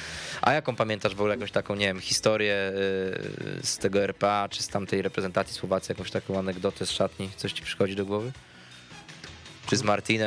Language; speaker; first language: Polish; native; Polish